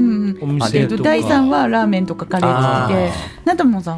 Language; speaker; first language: Japanese; native; Japanese